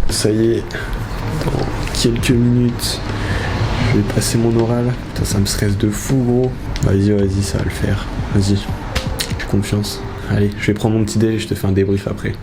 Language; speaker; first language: French; native; French